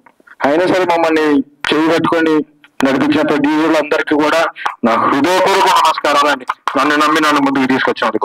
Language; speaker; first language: Telugu; native; Telugu